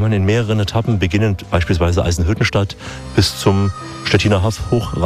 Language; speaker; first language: German; native; German